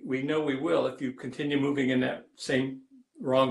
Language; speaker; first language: English; native; English